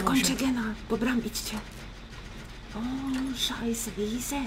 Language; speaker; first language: Polish; native; Polish